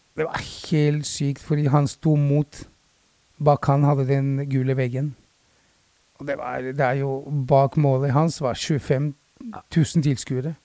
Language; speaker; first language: Norwegian; early bilingual, other home language; Spanish